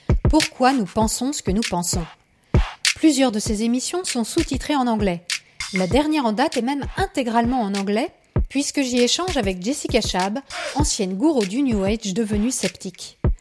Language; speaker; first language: French; native; French